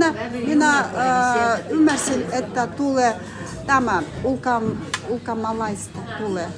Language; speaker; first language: Finnish; non-native, learner; Russian